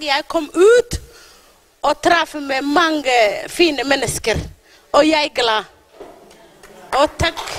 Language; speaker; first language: Norwegian; non-native, learner; Somali